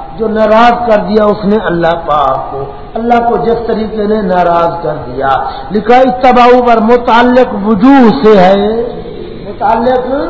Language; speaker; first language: Urdu; non-native, local second language; Pashto